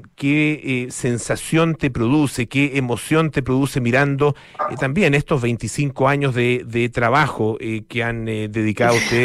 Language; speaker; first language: Spanish; native; Spanish